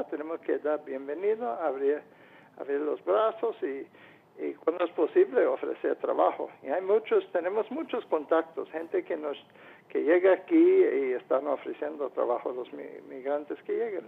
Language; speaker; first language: Spanish; non-native, fluent; English